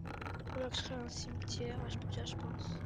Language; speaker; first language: French; native; French